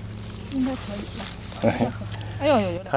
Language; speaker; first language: Chinese; native; Chinese